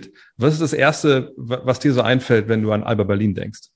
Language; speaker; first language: German; native; German